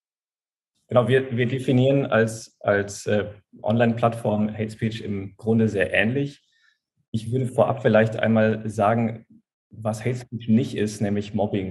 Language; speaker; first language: German; native; German